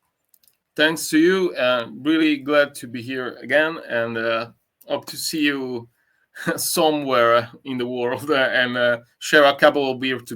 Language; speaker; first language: English; non-native, learner; Italian